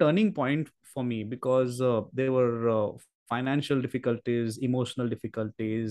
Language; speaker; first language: English; non-native, local second language; Marathi